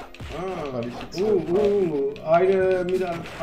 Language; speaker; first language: German; non-native, learner; French